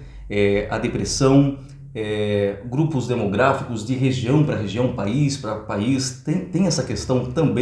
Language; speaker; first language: Portuguese; native; Portuguese